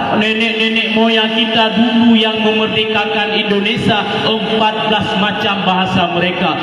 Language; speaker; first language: Malay; non-native, local second language; Achinese